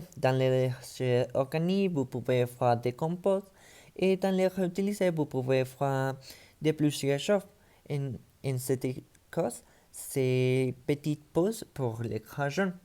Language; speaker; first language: French; non-native, learner; Spanish